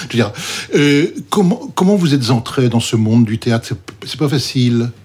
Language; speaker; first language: French; native; French